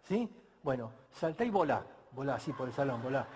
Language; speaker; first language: Spanish; native; Spanish